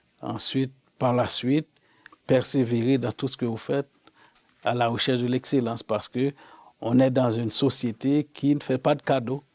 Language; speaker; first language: French; non-native, local second language; Haitian Creole